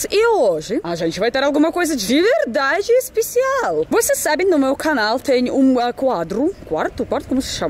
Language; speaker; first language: Portuguese; non-native, fluent; Russian